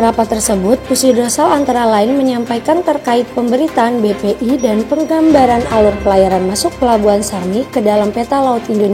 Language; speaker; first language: Indonesian; native; Indonesian